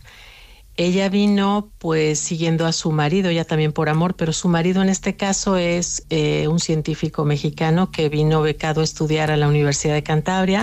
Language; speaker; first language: Spanish; native; Spanish